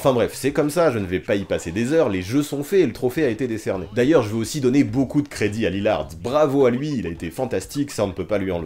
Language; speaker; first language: French; native; French